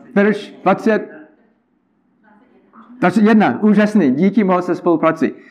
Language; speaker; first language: Czech; non-native, learner; English